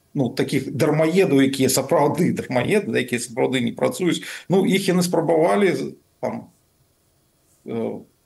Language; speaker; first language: Belarusian; non-native, local second language; Russian